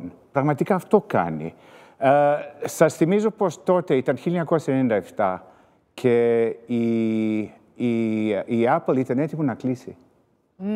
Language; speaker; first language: Greek; early bilingual, heritage; Greek